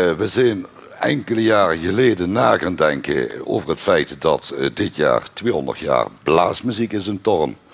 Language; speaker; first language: Dutch; native; Dutch